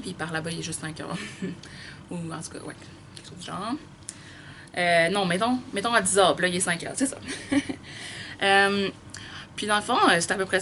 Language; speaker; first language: French; native; French